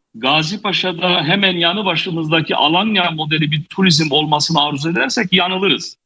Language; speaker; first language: Turkish; native; Turkish